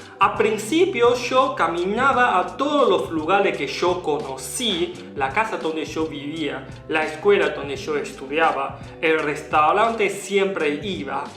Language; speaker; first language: Spanish; non-native, learner; Chinese